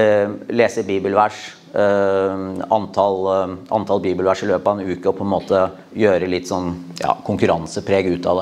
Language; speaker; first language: Norwegian; native; Norwegian